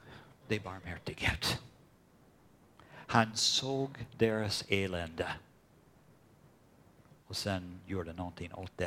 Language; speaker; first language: Swedish; non-native, fluent; English